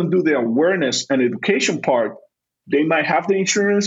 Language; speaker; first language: English; non-native, fluent; Spanish